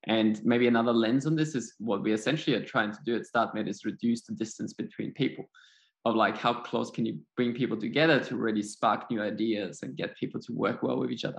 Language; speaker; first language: English; non-native, fluent; German